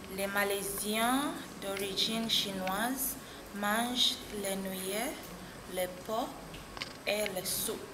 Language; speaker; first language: French; non-native, learner; Swahili